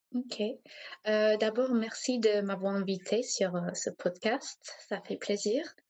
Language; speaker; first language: French; non-native, fluent; English